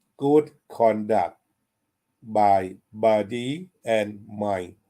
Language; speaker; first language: English; non-native, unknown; Thai